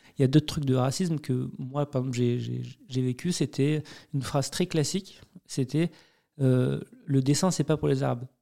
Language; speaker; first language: French; native; French